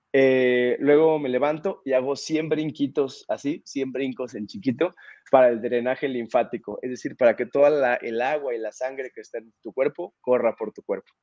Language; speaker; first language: Spanish; native; Spanish